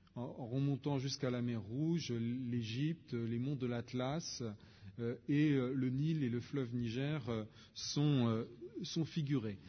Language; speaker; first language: French; native; French